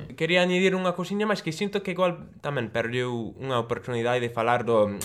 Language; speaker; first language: Galician; non-native, local second language; Spanish